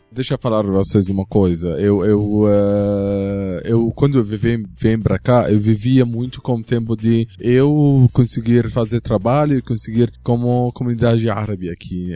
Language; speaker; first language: Portuguese; non-native, learner; Arabic